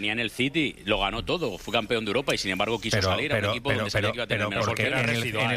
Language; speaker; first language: Spanish; native; Spanish